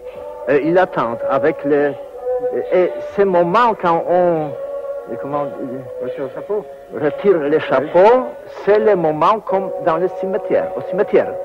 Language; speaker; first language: French; non-native, fluent; Polish